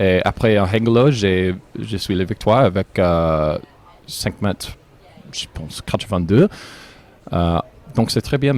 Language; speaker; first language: French; non-native, learner; English